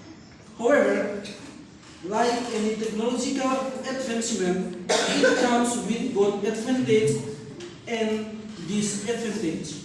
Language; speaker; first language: English; non-native, learner; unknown